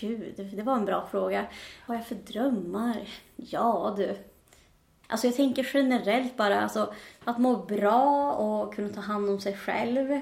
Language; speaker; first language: Swedish; native; Swedish